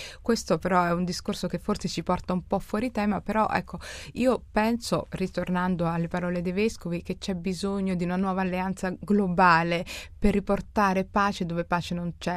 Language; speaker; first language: Italian; early bilingual, other home language; Somali